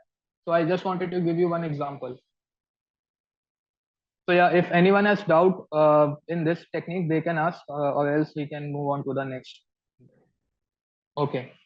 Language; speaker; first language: English; non-native, local second language; Hindi